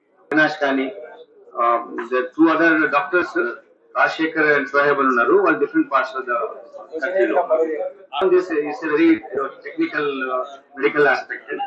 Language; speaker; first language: English; non-native, local second language; Telugu